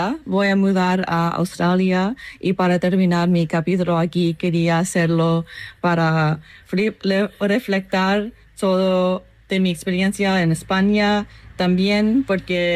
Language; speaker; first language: Spanish; non-native, learner; English